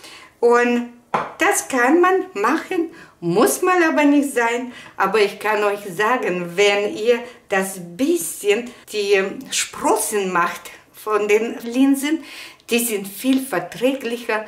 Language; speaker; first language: German; non-native, fluent; Russian